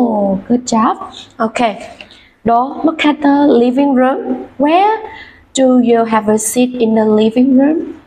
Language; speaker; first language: English; non-native, fluent; Vietnamese